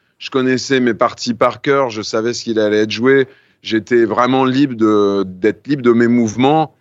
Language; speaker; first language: French; native; French